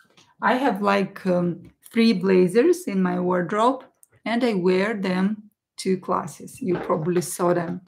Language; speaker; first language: English; non-native, fluent; Russian